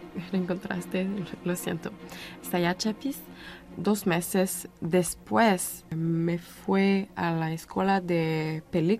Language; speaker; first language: Spanish; non-native, learner; French